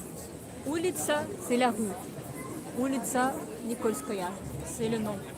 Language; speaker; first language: French; non-native, fluent; Russian